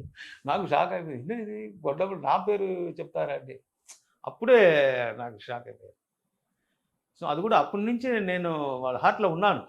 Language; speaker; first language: Telugu; non-native, learner; Tamil